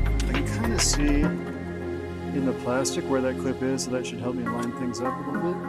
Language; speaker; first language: English; native; English